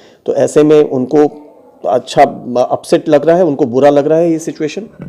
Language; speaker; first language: Hindi; native; Hindi